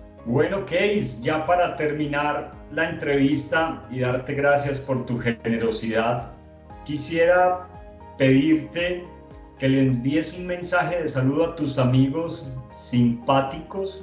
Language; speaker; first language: Spanish; native; Spanish